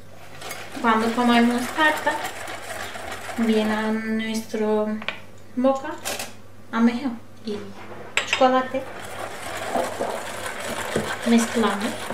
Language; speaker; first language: Spanish; non-native, learner; Turkish